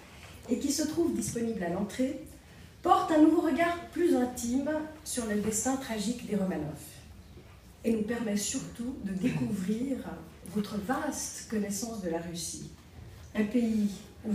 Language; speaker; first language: French; native; French